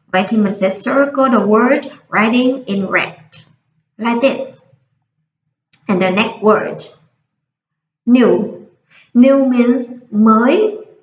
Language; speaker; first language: English; non-native, fluent; Vietnamese